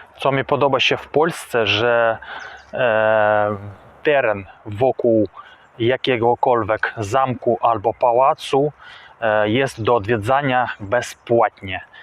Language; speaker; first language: Polish; non-native, fluent; Russian